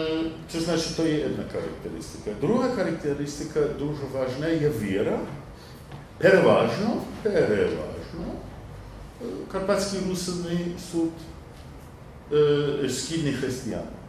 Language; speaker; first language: Polish; non-native, learner; English